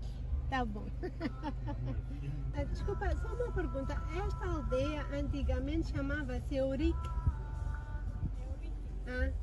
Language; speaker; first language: Portuguese; early bilingual, heritage; Portuguese